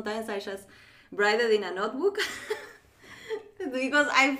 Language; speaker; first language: English; non-native, fluent; Spanish